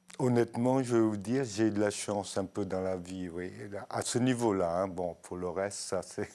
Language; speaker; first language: French; early bilingual, other home language; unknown